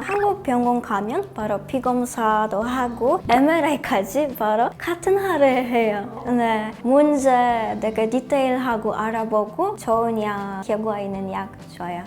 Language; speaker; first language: Korean; non-native, learner; Polish